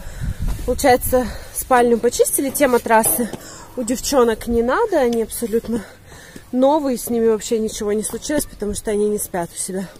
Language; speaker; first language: Russian; native; Russian